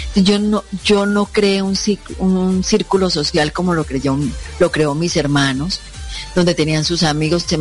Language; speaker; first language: Spanish; native; Spanish